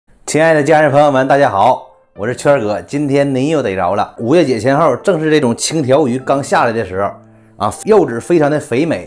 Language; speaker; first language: Chinese; native; Chinese